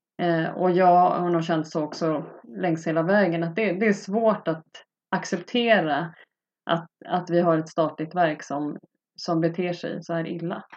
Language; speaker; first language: Swedish; native; Swedish